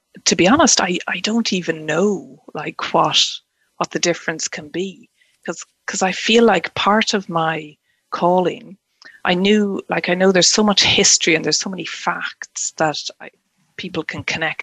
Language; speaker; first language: English; native; English